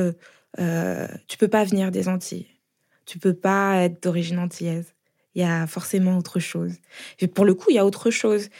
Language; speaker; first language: French; native; French